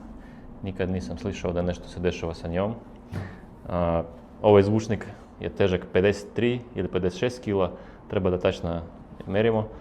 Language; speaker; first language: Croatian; non-native, fluent; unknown